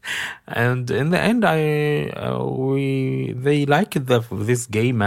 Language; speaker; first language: English; non-native, fluent; Arabic